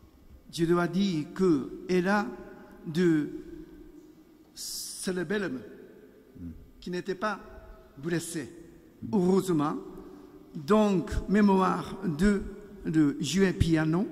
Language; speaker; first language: French; non-native, learner; Japanese